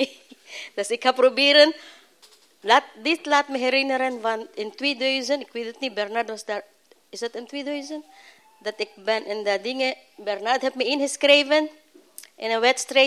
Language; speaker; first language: Dutch; non-native, learner; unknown